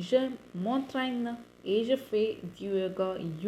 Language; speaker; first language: French; non-native, learner; Tamil